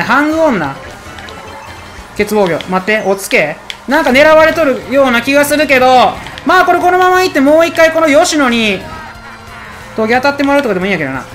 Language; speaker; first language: Japanese; native; Japanese